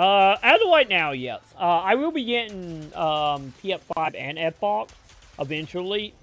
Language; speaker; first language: English; native; English